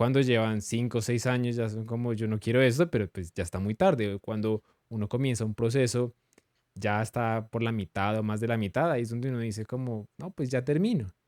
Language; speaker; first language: Spanish; native; Spanish